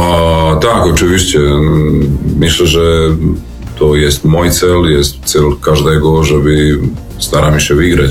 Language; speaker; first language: Polish; non-native, learner; Serbian